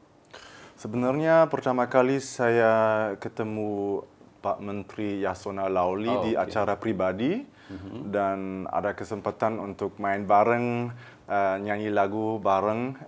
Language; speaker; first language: Indonesian; early bilingual, heritage; German